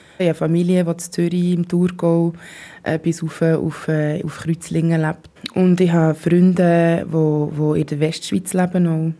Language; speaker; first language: German; native; German